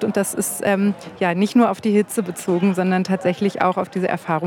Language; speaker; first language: German; native; German